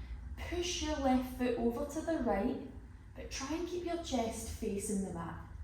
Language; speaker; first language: English; native; English